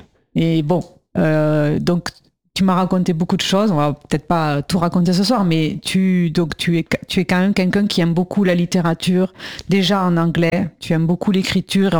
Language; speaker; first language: French; native; French